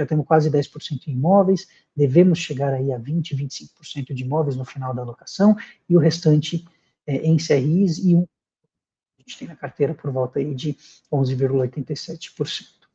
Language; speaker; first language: Portuguese; native; Portuguese